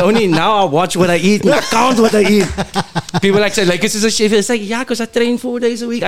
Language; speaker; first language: English; native; English